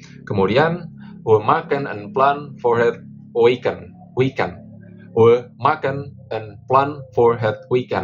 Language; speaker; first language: Dutch; non-native, fluent; Indonesian